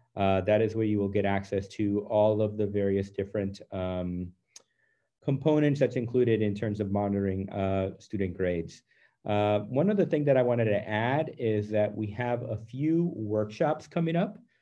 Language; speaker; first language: English; early bilingual, other home language; Spanish